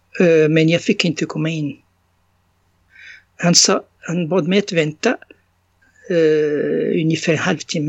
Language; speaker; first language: Swedish; non-native, fluent; Arabic